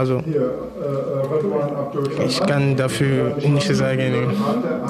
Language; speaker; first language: German; non-native, learner; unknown